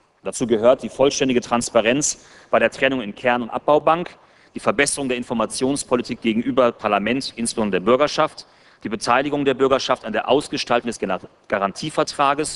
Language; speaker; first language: German; native; German